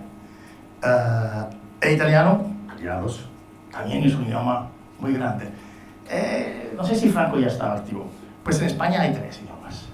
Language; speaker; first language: Spanish; non-native, fluent; Italian